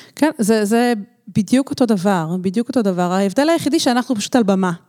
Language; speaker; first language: Hebrew; native; Hebrew